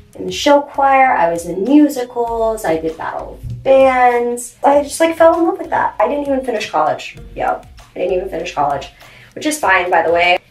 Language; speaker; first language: English; native; English